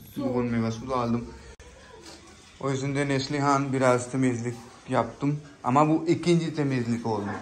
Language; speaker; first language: Turkish; non-native, learner; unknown